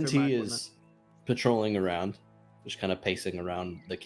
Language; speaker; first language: English; native; English